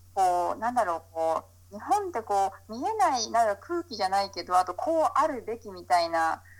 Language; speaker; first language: Japanese; native; Japanese